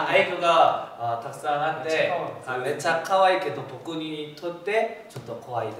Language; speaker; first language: Japanese; non-native, fluent; Korean